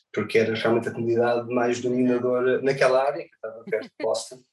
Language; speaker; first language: Portuguese; early bilingual, other home language; English